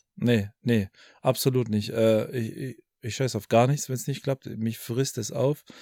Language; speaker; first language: German; early bilingual, other home language; Albanian